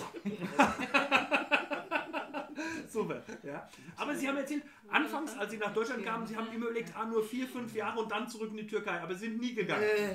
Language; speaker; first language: German; native; German